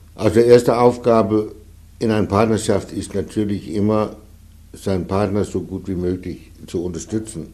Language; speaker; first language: German; non-native, fluent; Danish